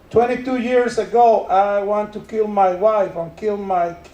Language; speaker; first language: English; non-native, learner; Spanish